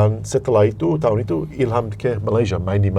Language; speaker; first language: Indonesian; non-native, fluent; English